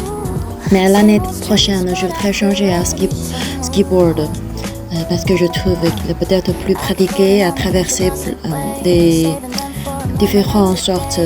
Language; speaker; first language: French; non-native, fluent; Chinese